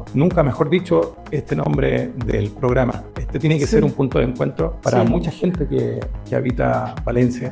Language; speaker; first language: Spanish; native; Spanish